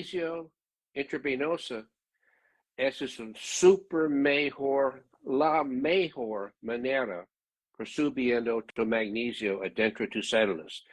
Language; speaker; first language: Spanish; non-native, learner; English